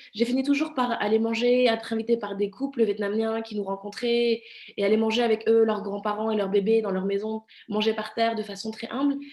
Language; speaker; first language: French; early bilingual, other home language; Vietnamese